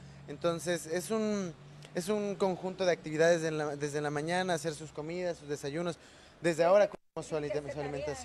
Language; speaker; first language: Spanish; native; Spanish